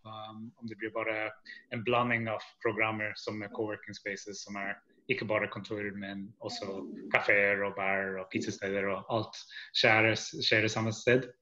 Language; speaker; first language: Norwegian; non-native, fluent; English